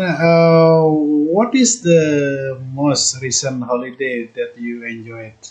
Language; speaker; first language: English; non-native, fluent; Indonesian